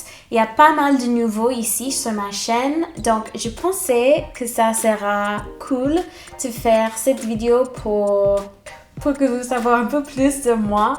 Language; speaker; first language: French; non-native, fluent; English